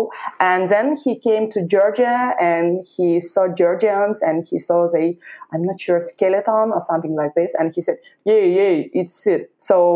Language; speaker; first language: English; non-native, fluent; Russian